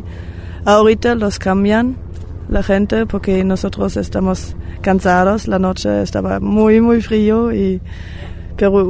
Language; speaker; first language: Spanish; non-native, learner; German